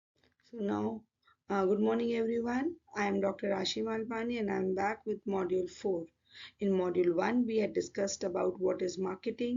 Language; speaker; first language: English; non-native, local second language; Hindi